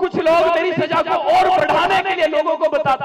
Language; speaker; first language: Hindi; native; Hindi